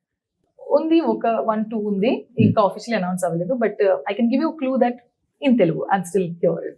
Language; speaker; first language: Telugu; non-native, learner; Kannada